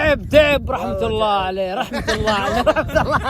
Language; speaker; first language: Arabic; native; Arabic